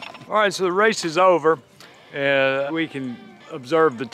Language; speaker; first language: English; native; English